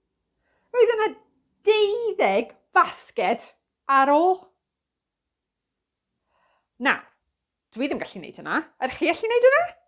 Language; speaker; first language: Welsh; non-native, fluent; English